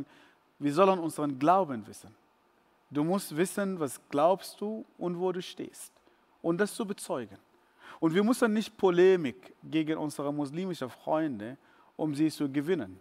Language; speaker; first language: German; non-native, fluent; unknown